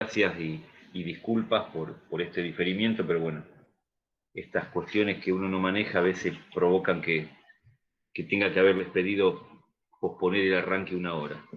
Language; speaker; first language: Spanish; native; Spanish